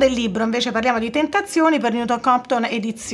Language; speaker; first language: Italian; native; Italian